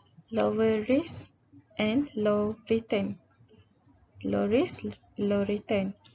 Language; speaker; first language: English; non-native, local second language; Malay